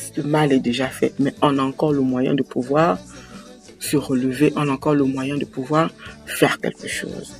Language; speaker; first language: French; native; French